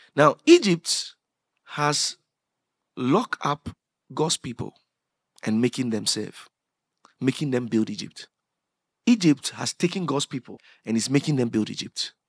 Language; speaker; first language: English; non-native, local second language; Akan